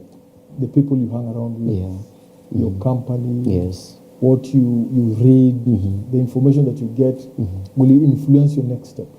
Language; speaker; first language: English; non-native, local second language; Swahili